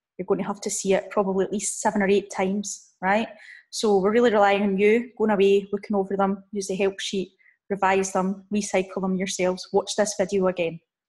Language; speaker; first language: English; native; English